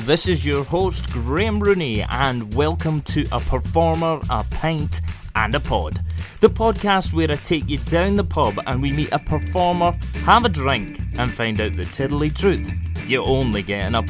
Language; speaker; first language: English; native; English